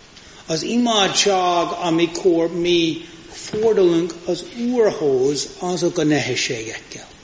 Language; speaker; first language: Hungarian; non-native, fluent; English